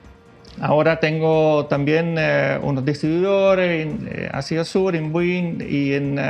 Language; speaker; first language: Spanish; non-native, fluent; Dutch